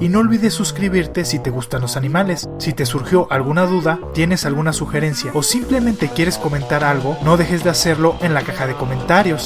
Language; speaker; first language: Spanish; native; Spanish